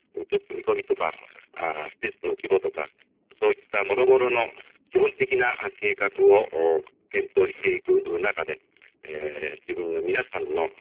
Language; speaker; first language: Japanese; native; Japanese